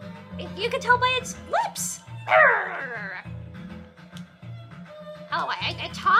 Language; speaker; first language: English; native; English